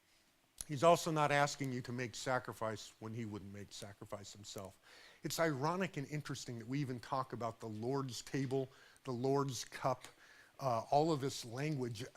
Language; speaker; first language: English; native; English